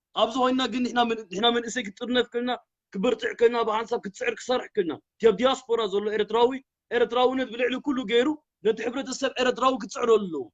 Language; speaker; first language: Tigrinya; early bilingual, heritage; Tigrinya